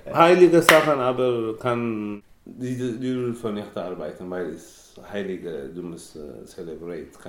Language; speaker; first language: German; non-native, learner; Tigrinya